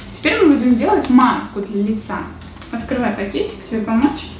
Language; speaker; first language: Russian; native; Russian